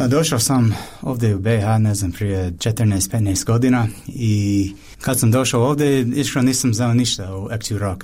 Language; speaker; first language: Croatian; non-native, fluent; English